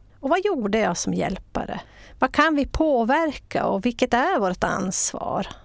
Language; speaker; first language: Swedish; native; Swedish